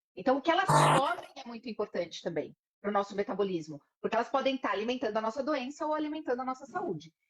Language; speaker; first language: Portuguese; native; Portuguese